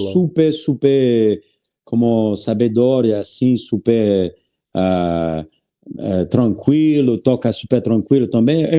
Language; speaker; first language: Portuguese; non-native, learner; French